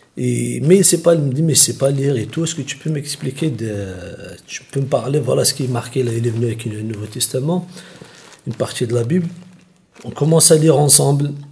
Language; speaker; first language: French; non-native, local second language; Kabyle